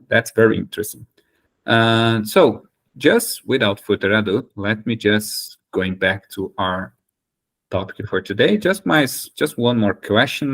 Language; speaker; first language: English; non-native, fluent; Portuguese